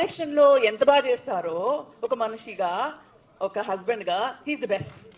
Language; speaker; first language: Telugu; non-native, local second language; Tamil